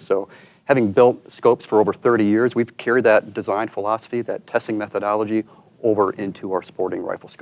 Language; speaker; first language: English; native; English